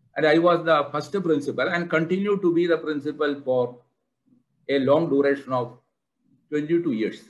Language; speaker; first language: English; non-native, local second language; Malayalam